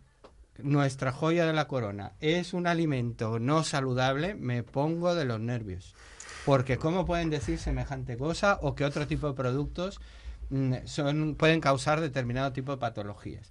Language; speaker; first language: Spanish; native; Spanish